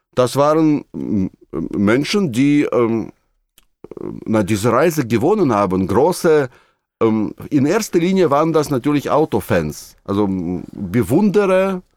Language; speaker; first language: German; non-native, fluent; Russian